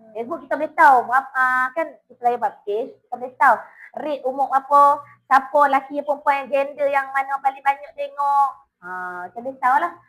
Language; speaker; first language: Malay; native; Malay